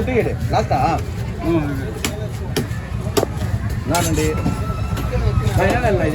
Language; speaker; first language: Tamil; native; Tamil